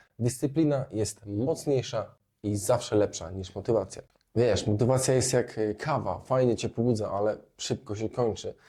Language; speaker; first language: Polish; native; Polish